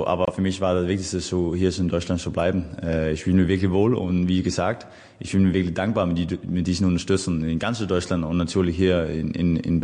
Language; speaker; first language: German; non-native, fluent; Danish